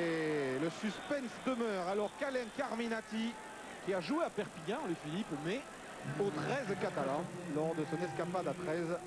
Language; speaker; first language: French; native; French